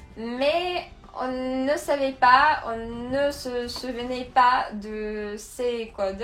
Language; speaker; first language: French; non-native, fluent; Russian